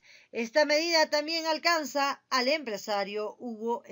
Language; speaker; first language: Spanish; native; Spanish